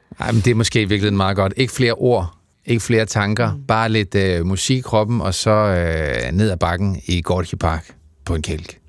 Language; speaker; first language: Danish; native; Danish